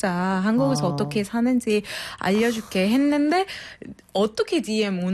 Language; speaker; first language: Korean; non-native, fluent; Arabic